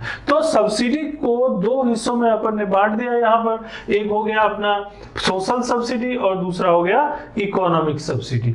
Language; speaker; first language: Hindi; native; Hindi